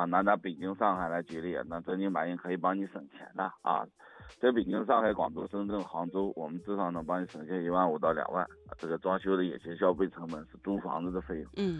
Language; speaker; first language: Chinese; native; Chinese